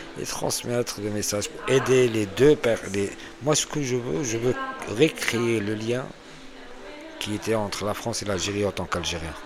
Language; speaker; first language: French; non-native, local second language; Arabic